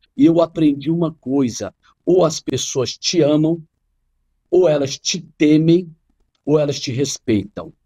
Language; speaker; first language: Portuguese; non-native, fluent; Arabic